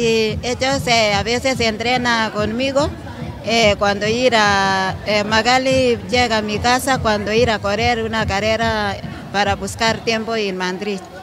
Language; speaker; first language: Spanish; non-native, learner; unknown